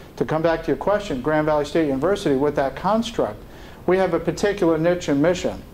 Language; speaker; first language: English; native; English